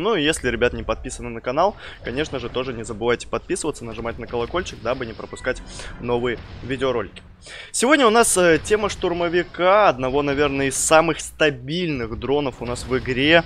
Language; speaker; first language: Russian; native; Russian